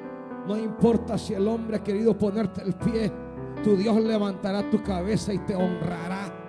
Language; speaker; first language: Spanish; native; Spanish